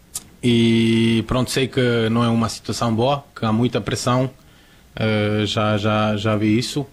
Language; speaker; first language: Portuguese; non-native, fluent; Croatian